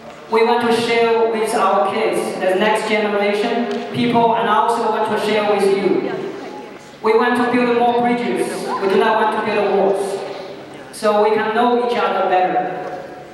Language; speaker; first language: English; non-native, fluent; Chinese